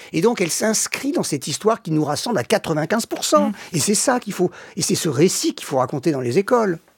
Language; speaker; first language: French; native; French